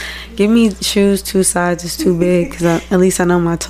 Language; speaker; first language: English; native; English